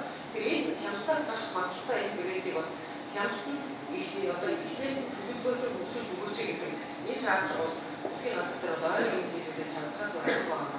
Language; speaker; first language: Mongolian; native; Mongolian